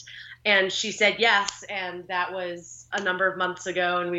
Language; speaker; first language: English; native; English